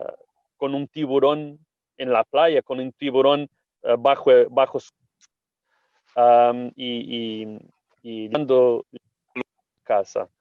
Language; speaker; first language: Spanish; non-native, fluent; Portuguese